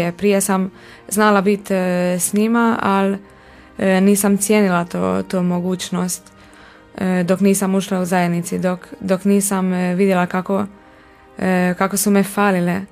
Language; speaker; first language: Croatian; non-native, local second language; Hungarian